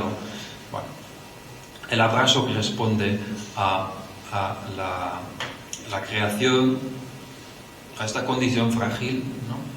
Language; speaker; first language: Spanish; non-native, fluent; Dutch